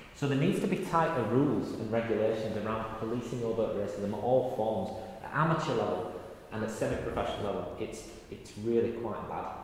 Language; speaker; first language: English; native; English